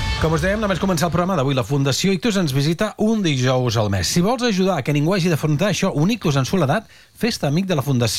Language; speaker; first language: Catalan; native; Catalan